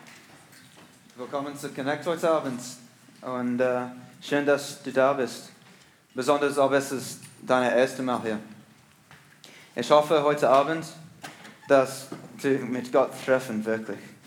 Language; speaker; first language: German; non-native, learner; English